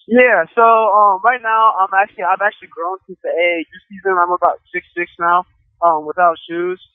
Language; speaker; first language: English; native; English